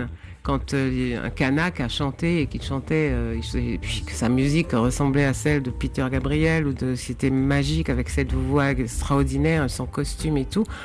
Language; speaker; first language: French; native; French